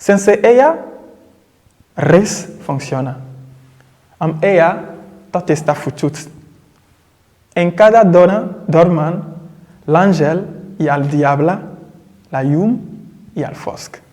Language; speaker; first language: Catalan; non-native, fluent; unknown